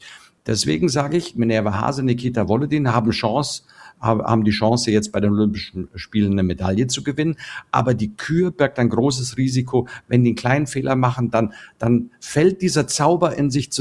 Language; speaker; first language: German; native; German